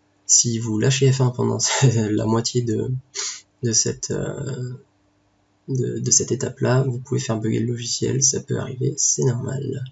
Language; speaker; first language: French; native; French